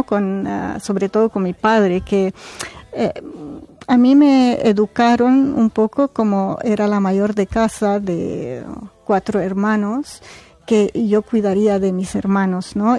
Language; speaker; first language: Spanish; non-native, fluent; Arabic